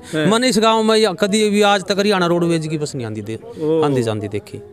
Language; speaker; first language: Hindi; native; Hindi